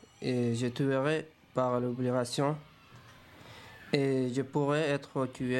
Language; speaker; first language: French; non-native, fluent; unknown